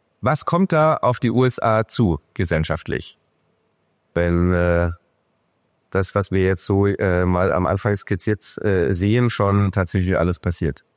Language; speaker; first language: German; native; German